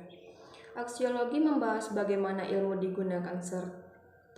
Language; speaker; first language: Indonesian; native; Indonesian